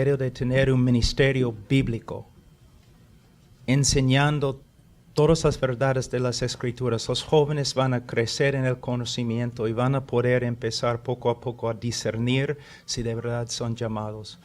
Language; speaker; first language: Spanish; non-native, fluent; English